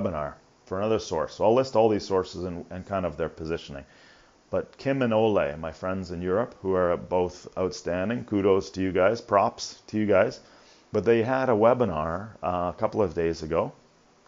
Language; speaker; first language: English; native; English